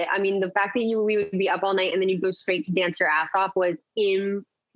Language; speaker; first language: English; early bilingual, other home language; Italian